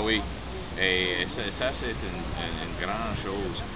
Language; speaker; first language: French; non-native, local second language; English